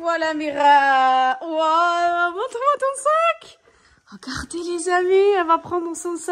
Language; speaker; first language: French; native; French